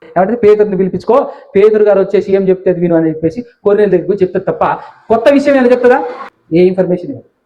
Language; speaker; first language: Telugu; non-native, local second language; Lambadi